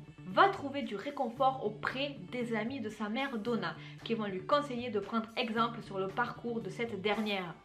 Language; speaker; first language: French; native; French